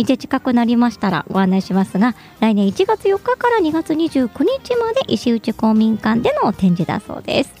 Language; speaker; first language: Japanese; native; Japanese